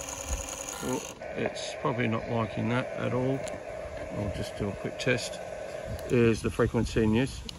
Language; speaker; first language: English; native; English